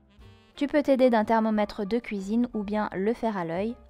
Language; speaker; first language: French; native; French